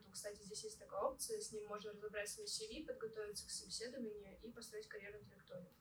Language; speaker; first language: Russian; native; Russian